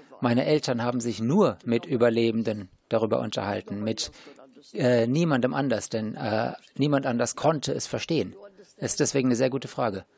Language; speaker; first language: German; native; German